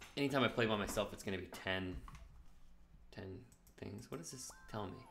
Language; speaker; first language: English; native; English